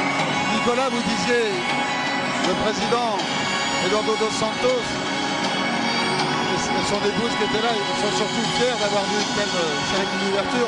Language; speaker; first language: French; native; French